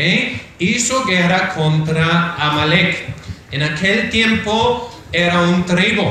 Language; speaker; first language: Spanish; non-native, fluent; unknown